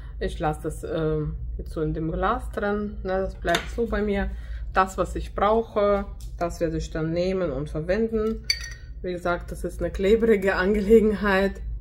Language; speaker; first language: German; non-native, fluent; Russian